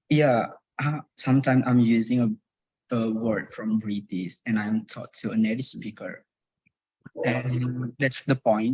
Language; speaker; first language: English; non-native, learner; Indonesian